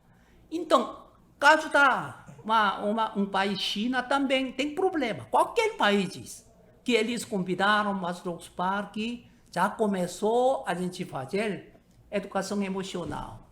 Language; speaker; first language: Portuguese; non-native, learner; Korean